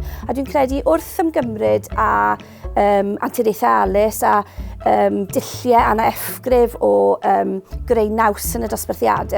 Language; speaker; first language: Welsh; native; Welsh